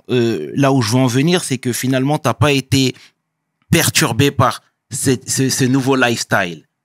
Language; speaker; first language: French; native; French